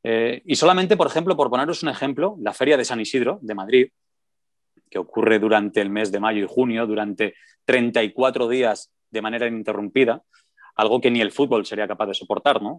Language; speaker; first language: Spanish; native; Spanish